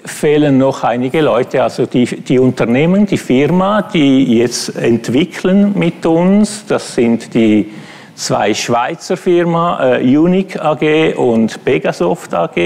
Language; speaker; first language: German; non-native, fluent; Italian